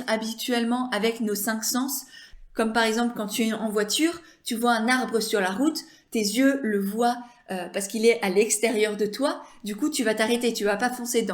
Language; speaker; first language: French; native; French